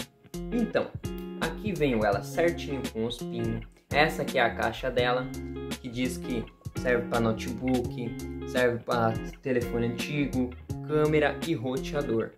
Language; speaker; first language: Portuguese; native; Portuguese